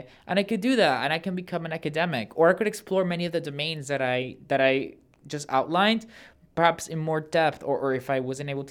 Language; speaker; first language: English; non-native, fluent; Spanish